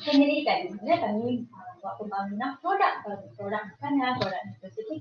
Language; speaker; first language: Malay; native; Malay